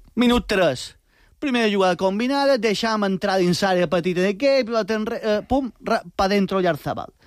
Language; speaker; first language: Catalan; native; Catalan